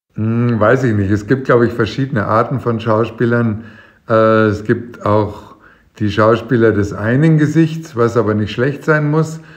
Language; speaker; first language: German; native; German